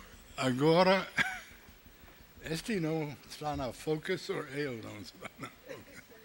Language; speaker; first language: Portuguese; non-native, learner; English